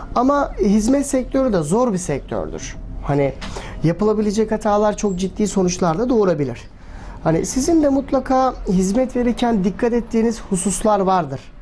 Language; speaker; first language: Turkish; native; Turkish